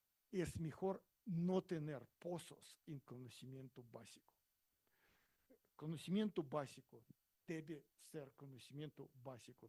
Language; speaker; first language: Spanish; non-native, learner; Russian